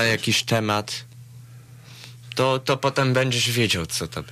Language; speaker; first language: Polish; early bilingual, heritage; Polish